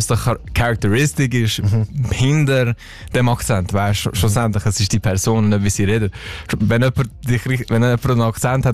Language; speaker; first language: Swiss German; non-native, local second language; English